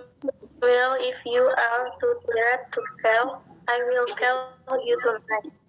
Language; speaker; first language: English; non-native, learner; Indonesian